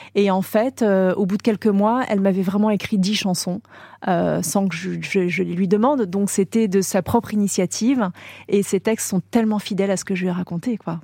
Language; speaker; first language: French; native; French